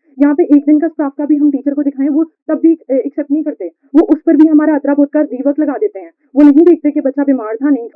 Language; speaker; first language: Hindi; native; Hindi